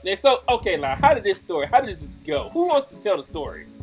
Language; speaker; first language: English; native; English